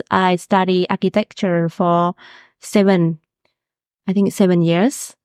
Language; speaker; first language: English; non-native, fluent; Vietnamese